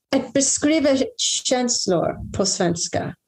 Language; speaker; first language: Swedish; non-native, fluent; English